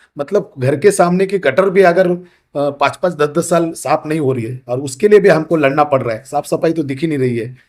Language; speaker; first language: Hindi; non-native, local second language; Marathi